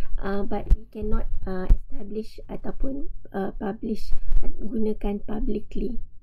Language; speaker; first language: English; non-native, local second language; Malay